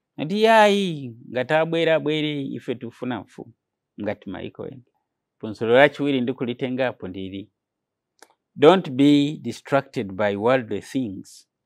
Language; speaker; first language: Nyanja; non-native, fluent; Nyankole